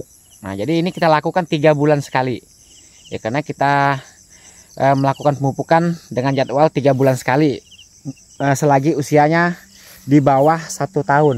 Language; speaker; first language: Indonesian; native; Indonesian